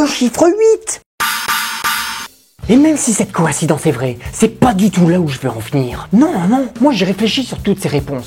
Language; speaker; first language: French; native; French